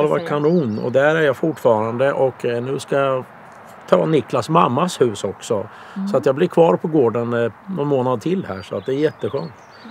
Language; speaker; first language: Swedish; native; Swedish